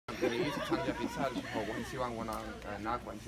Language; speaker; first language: Chinese; non-native, fluent; Danish